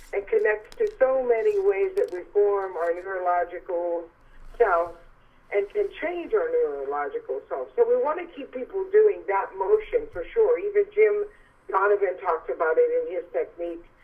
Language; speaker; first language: English; native; English